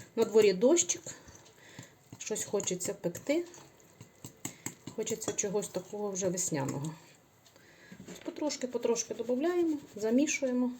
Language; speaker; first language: Ukrainian; native; Ukrainian